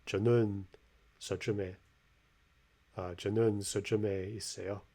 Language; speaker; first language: Korean; non-native, learner; English